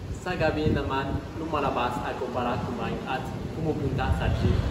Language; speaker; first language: Filipino; non-native, learner; French